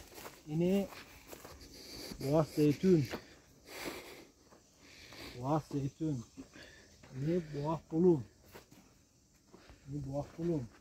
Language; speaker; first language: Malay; non-native, learner; Turkish